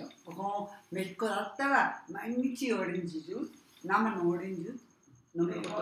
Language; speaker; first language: Japanese; non-native, learner; Spanish